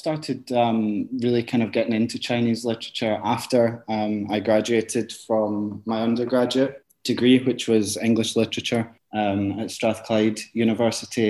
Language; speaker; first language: English; native; English